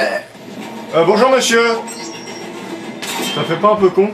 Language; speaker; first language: French; native; French